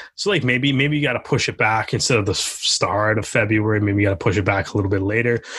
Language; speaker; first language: English; native; English